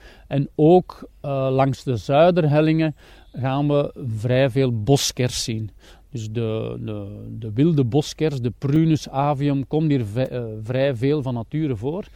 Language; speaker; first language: Dutch; native; Dutch